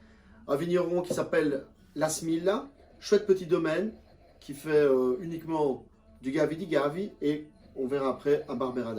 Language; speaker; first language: French; native; French